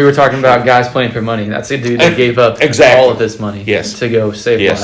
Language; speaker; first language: English; native; English